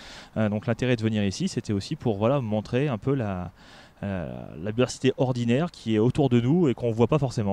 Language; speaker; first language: French; native; French